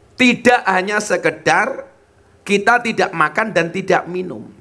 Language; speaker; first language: Indonesian; non-native, local second language; Javanese